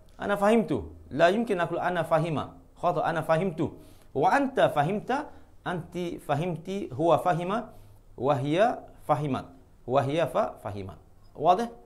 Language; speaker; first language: Arabic; non-native, fluent; Malay